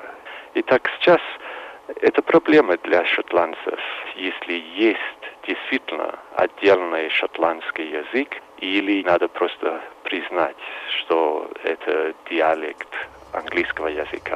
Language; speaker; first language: Russian; non-native, fluent; English